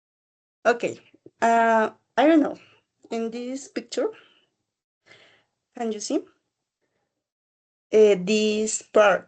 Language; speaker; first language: English; non-native, learner; Spanish